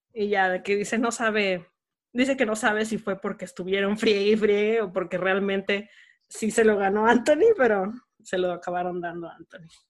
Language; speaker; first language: Spanish; native; Spanish